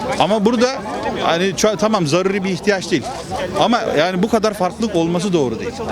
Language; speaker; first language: Turkish; native; Turkish